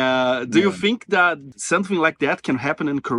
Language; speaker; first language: English; non-native, fluent; Portuguese